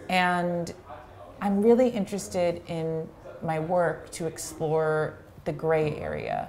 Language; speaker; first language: English; native; English